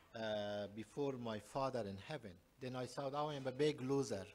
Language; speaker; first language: English; non-native, learner; Persian